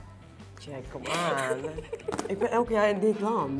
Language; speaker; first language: Dutch; native; Dutch